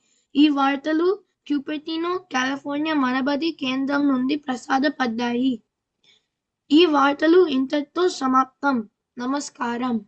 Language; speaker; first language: Telugu; early bilingual, heritage; Telugu